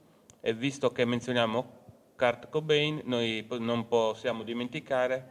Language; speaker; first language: Italian; native; Italian